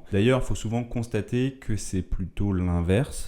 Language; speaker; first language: French; native; French